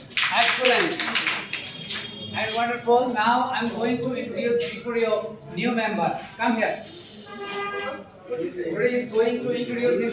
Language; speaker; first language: English; non-native, learner; Bangla